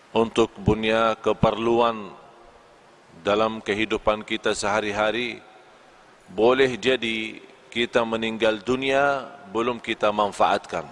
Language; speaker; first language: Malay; non-native, fluent; Arabic